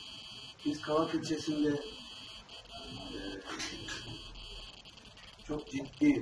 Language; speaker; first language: Turkish; native; Turkish